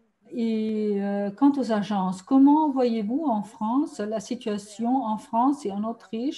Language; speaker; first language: French; non-native, fluent; German